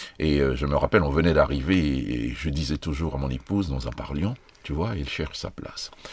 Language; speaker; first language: French; non-native, local second language; Haitian Creole